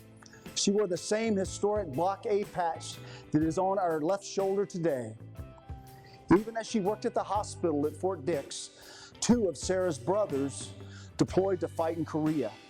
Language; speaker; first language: English; native; English